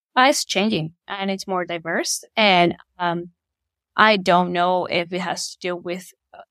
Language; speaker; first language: English; non-native, fluent; Spanish